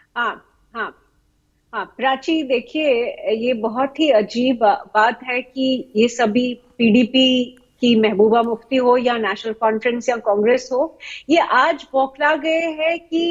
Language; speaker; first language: Hindi; native; Hindi